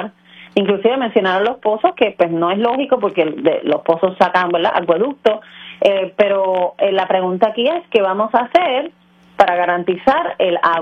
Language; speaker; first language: Spanish; native; Spanish